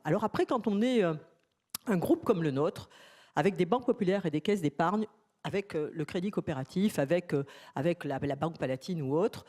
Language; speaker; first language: French; native; French